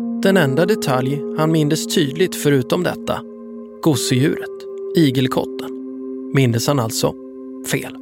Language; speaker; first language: Swedish; native; Swedish